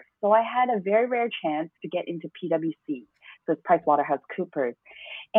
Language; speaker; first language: English; non-native, local second language; Cantonese